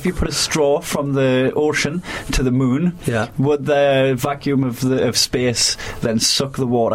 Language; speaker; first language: English; native; English